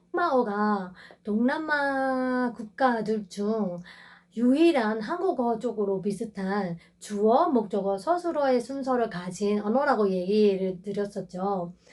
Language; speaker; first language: Korean; non-native, fluent; Burmese